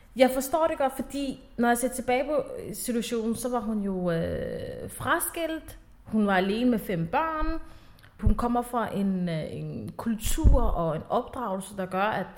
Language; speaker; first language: Danish; early bilingual, other home language; Somali